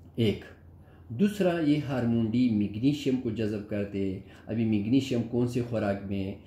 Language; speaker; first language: Urdu; non-native, local second language; Pashto